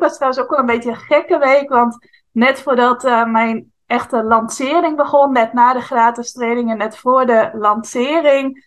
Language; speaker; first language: Dutch; native; Dutch